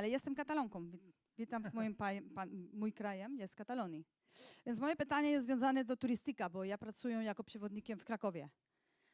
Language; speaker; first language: Polish; non-native, learner; Catalan